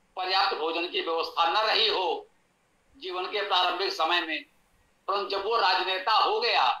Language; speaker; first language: Hindi; native; Hindi